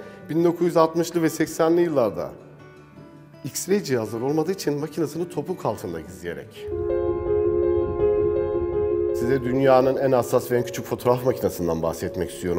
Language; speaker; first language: Turkish; native; Turkish